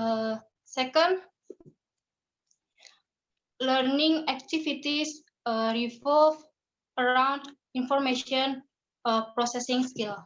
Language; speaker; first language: English; non-native, learner; Indonesian